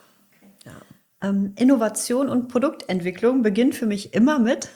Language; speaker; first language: German; native; German